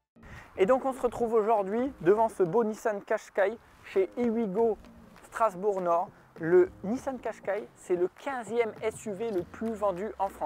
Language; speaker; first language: French; native; French